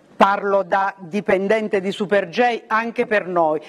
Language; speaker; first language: Italian; native; Italian